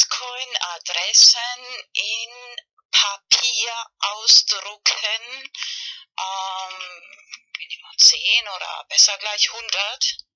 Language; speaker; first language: German; non-native, fluent; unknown